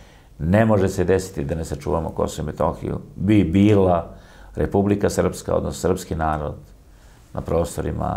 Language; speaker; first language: Croatian; native; Croatian